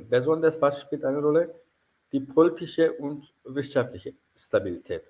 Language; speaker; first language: German; non-native, fluent; Turkish